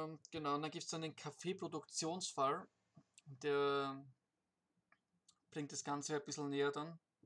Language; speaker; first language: German; native; German